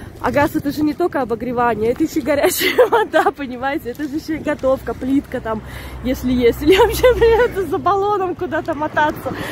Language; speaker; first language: Russian; native; Russian